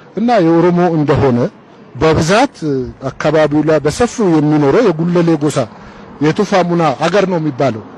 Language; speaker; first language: Amharic; non-native, local second language; Oromo